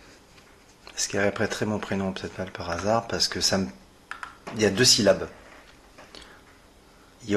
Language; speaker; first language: French; native; French